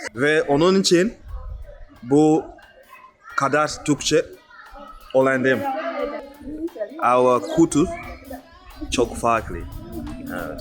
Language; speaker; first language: Turkish; non-native, learner; English